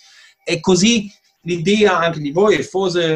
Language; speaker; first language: Italian; non-native, fluent; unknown